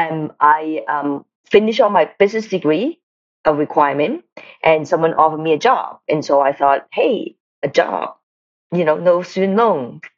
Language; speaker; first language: English; non-native, local second language; Cantonese